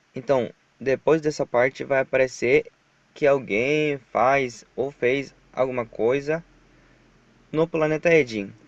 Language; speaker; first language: Portuguese; non-native, fluent; Japanese